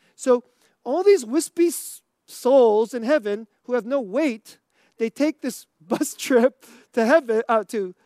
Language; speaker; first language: English; native; English